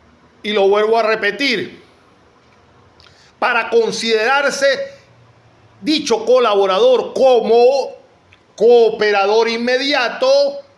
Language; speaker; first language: Spanish; native; Spanish